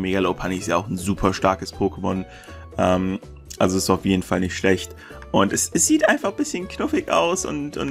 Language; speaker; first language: German; native; German